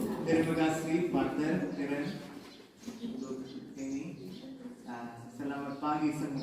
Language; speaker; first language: Indonesian; non-native, learner; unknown